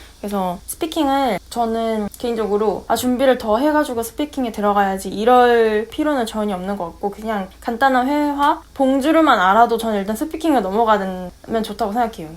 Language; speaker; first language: Korean; native; Korean